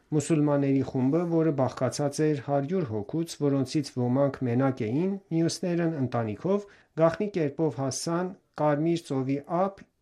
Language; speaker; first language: Armenian; native; Armenian